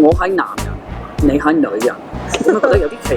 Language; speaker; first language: Cantonese; non-native, fluent; English